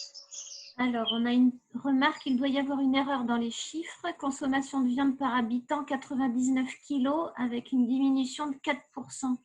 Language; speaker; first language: French; native; French